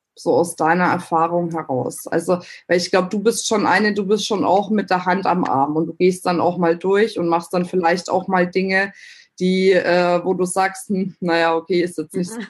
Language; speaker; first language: German; native; German